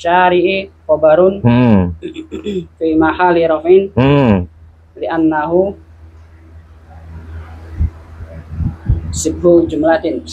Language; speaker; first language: Arabic; non-native, learner; Indonesian